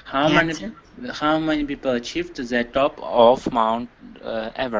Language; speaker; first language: English; non-native, learner; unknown